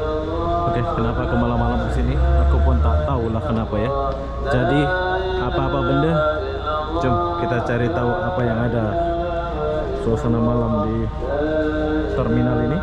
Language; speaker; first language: Indonesian; native; Indonesian